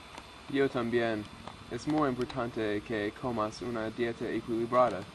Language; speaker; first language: Spanish; non-native, learner; English